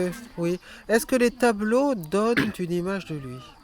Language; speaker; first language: French; native; French